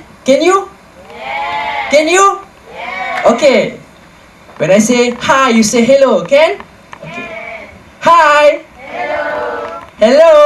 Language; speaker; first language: English; non-native, local second language; Malay